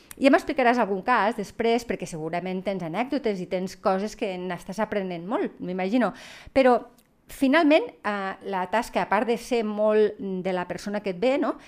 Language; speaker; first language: Catalan; native; Catalan